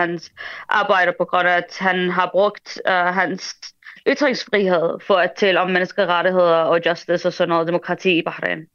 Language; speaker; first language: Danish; early bilingual, other home language; Arabic